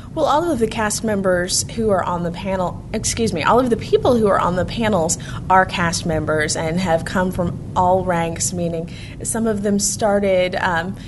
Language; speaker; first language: English; native; English